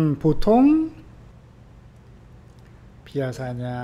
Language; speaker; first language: Indonesian; non-native, fluent; Korean